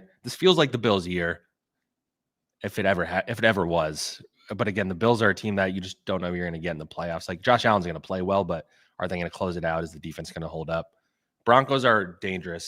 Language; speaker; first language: English; native; English